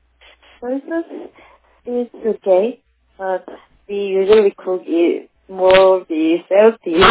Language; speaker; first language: English; non-native, learner; Korean